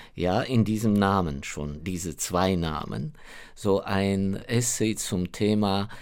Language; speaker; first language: German; non-native, fluent; Ukrainian